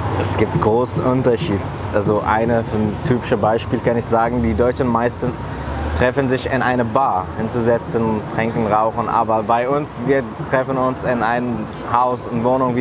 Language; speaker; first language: German; non-native, fluent; Persian